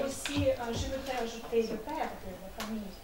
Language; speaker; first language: French; non-native, learner; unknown